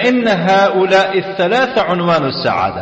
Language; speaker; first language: Arabic; non-native, fluent; Tajik